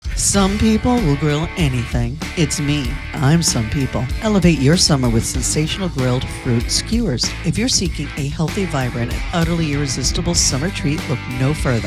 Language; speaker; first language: English; native; English